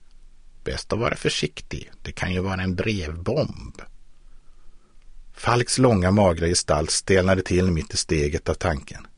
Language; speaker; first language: Swedish; native; Swedish